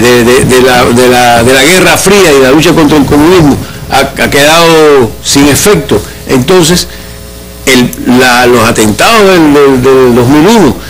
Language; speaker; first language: Spanish; native; Spanish